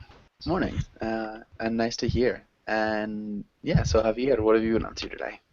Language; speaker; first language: English; native; English